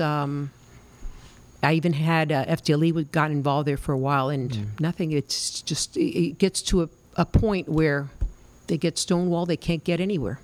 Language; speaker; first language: English; early bilingual, other home language; Spanish